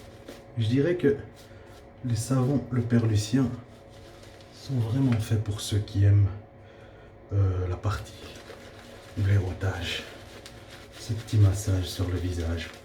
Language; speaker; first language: French; native; French